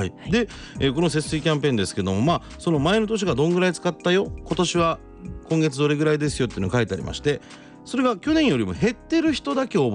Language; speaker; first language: Japanese; native; Japanese